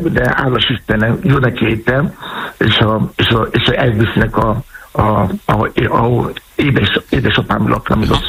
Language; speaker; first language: Hungarian; non-native, learner; Yoruba